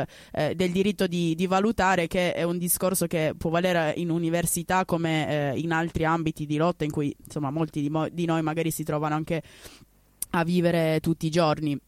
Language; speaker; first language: Italian; native; Italian